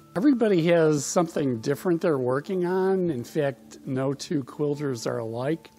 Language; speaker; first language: English; native; English